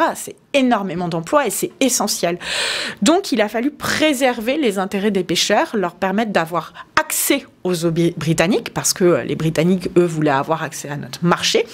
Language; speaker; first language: French; native; French